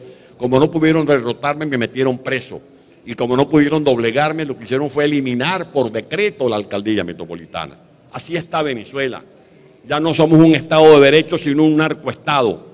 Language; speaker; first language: Spanish; native; Spanish